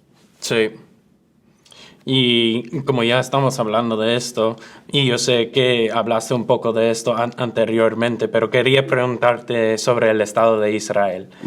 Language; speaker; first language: Spanish; early bilingual, other home language; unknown